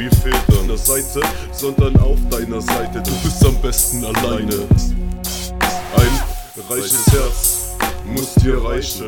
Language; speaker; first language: German; native; German